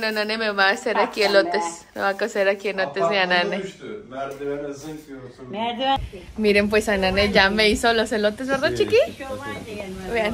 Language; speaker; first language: Spanish; native; Spanish